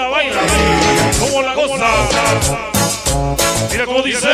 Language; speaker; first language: Spanish; native; Spanish